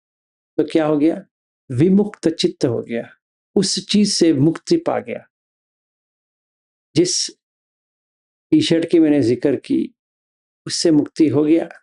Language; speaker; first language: Hindi; native; Hindi